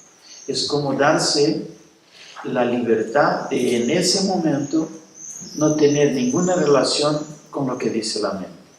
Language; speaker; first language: Spanish; non-native, fluent; Portuguese